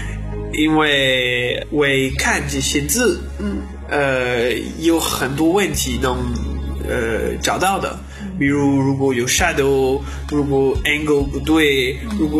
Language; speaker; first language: Chinese; non-native, learner; French